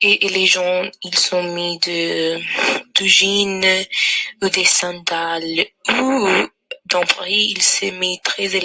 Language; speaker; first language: French; non-native, learner; English